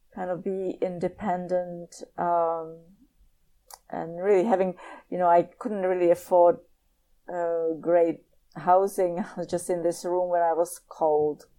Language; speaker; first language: English; non-native, fluent; Czech